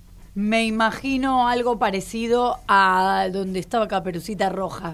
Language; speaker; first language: Spanish; native; Spanish